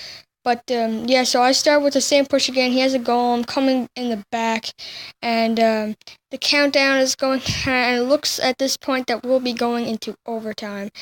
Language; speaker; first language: English; native; English